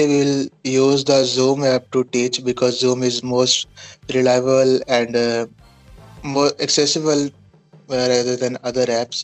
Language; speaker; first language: English; non-native, local second language; Punjabi